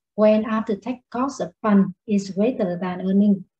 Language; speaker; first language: English; non-native, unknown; Vietnamese